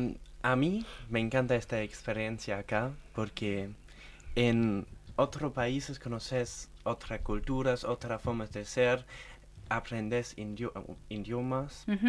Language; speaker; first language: Spanish; non-native, fluent; German